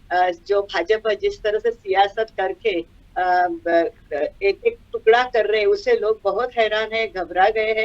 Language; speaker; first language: Hindi; non-native, local second language; Marathi